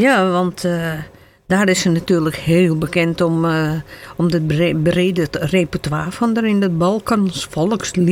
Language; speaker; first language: Dutch; native; Dutch